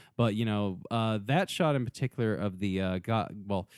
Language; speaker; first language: English; native; English